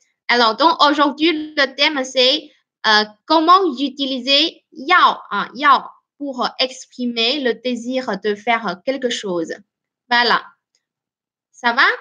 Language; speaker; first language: French; non-native, fluent; Chinese